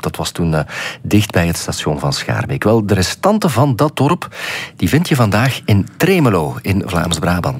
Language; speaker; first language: Dutch; native; Dutch